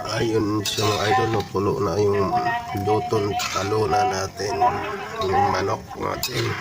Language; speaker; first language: Filipino; non-native, local second language; Waray